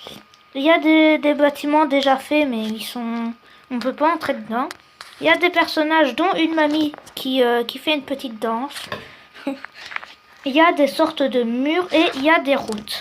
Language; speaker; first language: French; native; French